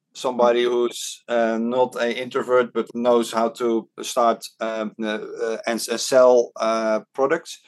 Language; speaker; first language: English; non-native, fluent; Dutch